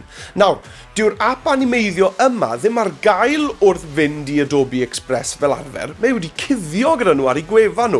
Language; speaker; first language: Welsh; native; Welsh